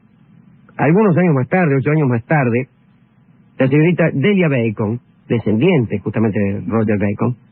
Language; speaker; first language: Spanish; native; Spanish